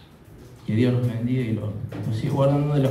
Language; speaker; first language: Spanish; native; Spanish